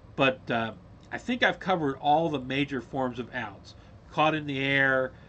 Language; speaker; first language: English; native; English